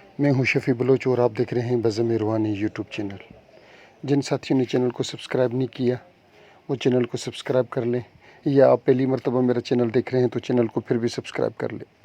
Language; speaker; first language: Urdu; non-native, local second language; Sindhi